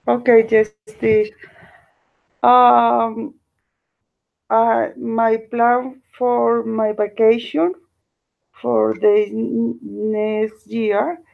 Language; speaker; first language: English; non-native, learner; Spanish